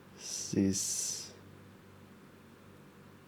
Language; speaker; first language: Estonian; non-native, learner; English